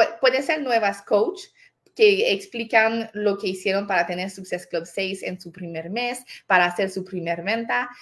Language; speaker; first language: Spanish; non-native, fluent; French